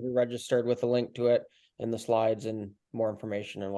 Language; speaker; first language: English; native; English